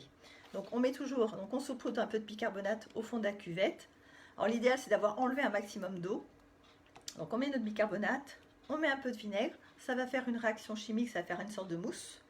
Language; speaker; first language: French; native; French